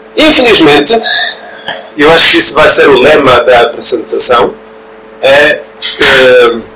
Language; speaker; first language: Portuguese; non-native, fluent; Norwegian